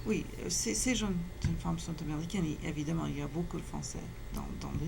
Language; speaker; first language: French; non-native, fluent; English